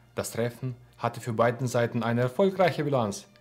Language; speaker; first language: German; non-native, fluent; Russian